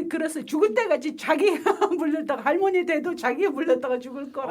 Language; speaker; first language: Korean; non-native, fluent; Mongolian